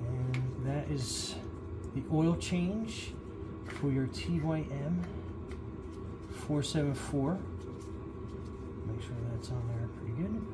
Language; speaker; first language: English; native; English